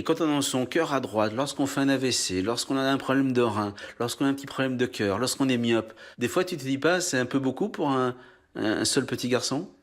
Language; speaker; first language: French; native; French